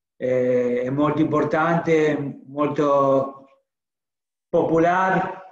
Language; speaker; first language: Italian; non-native, fluent; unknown